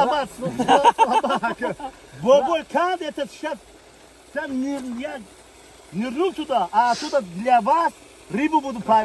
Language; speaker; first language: Russian; non-native, learner; Tajik